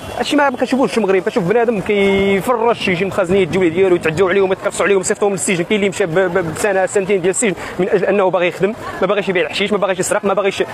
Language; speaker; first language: Arabic; native; Arabic